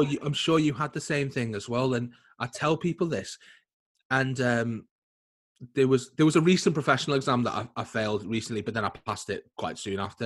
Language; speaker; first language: English; native; English